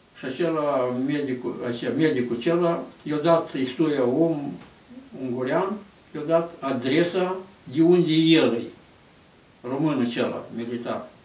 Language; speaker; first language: Romanian; native; Romanian